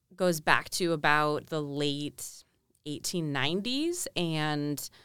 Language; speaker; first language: English; native; English